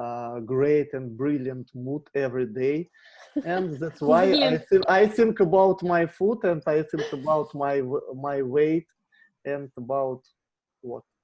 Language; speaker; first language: English; non-native, learner; Russian